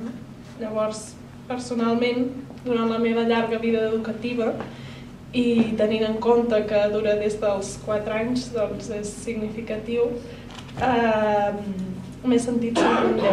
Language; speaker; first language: Catalan; native; Catalan